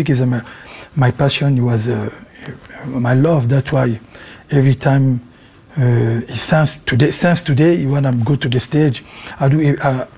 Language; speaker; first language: English; non-native, learner; Lingala